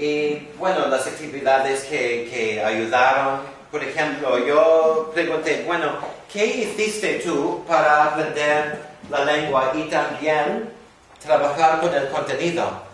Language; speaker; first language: Spanish; non-native, fluent; English